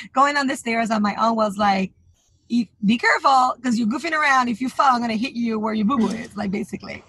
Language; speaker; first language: English; non-native, fluent; Spanish